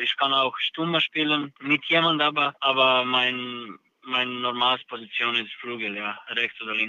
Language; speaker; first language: German; non-native, learner; Serbian